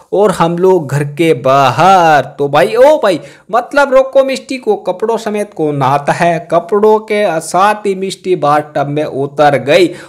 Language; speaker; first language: Hindi; native; Hindi